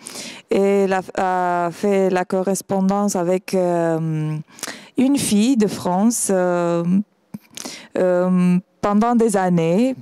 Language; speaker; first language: French; non-native, fluent; Romanian